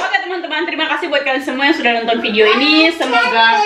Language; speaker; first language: Indonesian; native; Indonesian